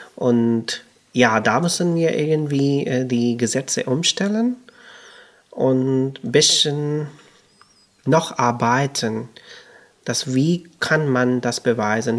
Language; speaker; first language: German; non-native, fluent; Urdu